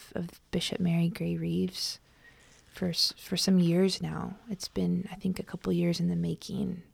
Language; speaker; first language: English; native; English